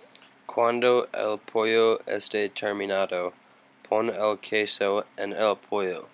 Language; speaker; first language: Spanish; non-native, learner; English